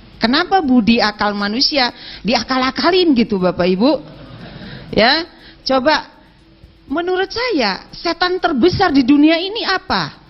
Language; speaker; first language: Indonesian; non-native, local second language; Balinese